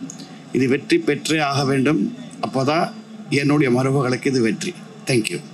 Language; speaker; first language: Tamil; native; Tamil